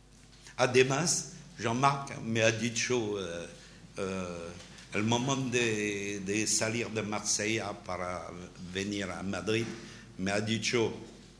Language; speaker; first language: Spanish; non-native, learner; French